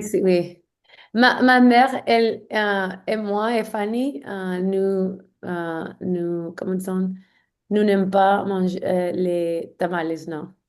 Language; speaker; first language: French; non-native, learner; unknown